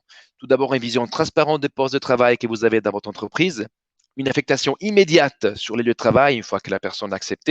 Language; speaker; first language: French; native; French